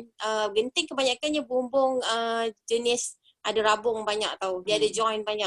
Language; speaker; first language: Malay; native; Malay